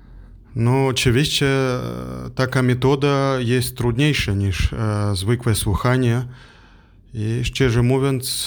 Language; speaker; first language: Polish; non-native, learner; German